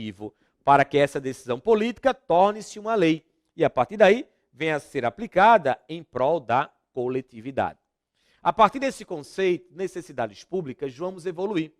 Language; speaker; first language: Portuguese; native; Portuguese